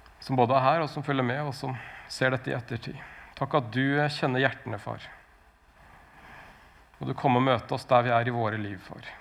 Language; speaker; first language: Norwegian; native; Norwegian